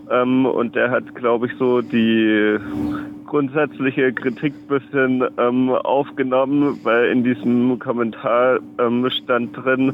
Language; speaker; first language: German; native; German